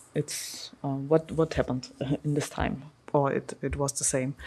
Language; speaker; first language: English; non-native, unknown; German